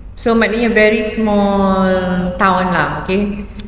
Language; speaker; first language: English; non-native, local second language; Malay